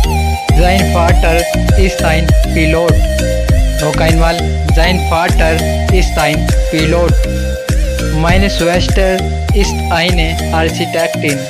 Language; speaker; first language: German; non-native, learner; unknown